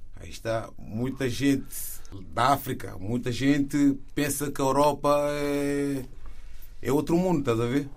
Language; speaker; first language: Portuguese; non-native, fluent; Wolof